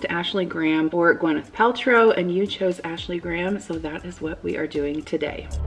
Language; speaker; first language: English; native; English